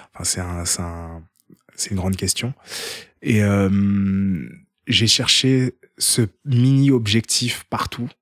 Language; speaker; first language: French; early bilingual, other home language; Haitian Creole